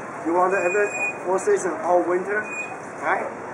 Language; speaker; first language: English; non-native, learner; Chinese